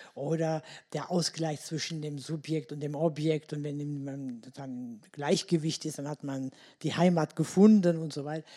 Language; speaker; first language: German; early bilingual, other home language; Turkish